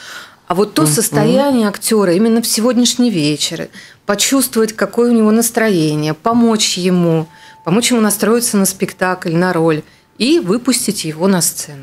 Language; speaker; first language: Russian; native; Russian